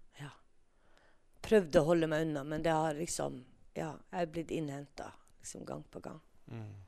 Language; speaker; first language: Norwegian; native; Norwegian